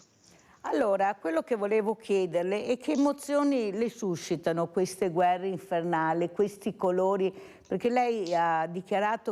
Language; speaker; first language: Italian; native; Italian